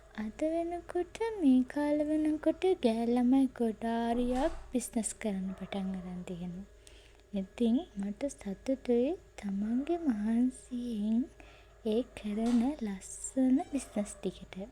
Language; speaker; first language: Sinhala; native; Sinhala